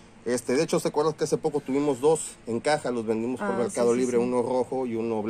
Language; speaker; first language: Spanish; native; Spanish